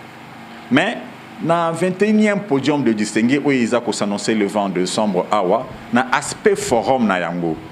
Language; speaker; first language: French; non-native, local second language; Lingala